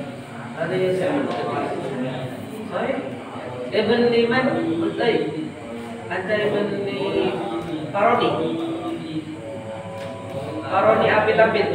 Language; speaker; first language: Arabic; non-native, fluent; Indonesian